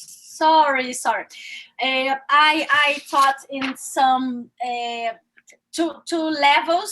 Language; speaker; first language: English; non-native, learner; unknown